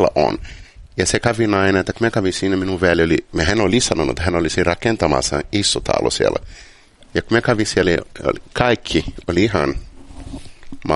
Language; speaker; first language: Finnish; non-native, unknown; Portuguese